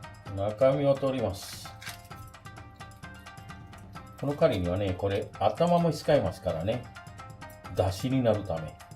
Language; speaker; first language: Japanese; non-native, fluent; Sinhala